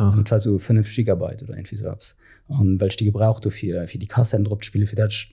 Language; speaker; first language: Luxembourgish; native; Luxembourgish